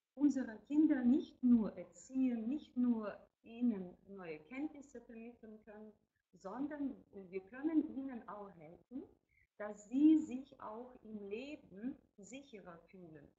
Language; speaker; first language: German; non-native, fluent; Ukrainian